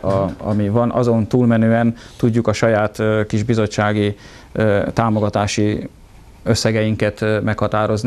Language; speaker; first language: Hungarian; native; Hungarian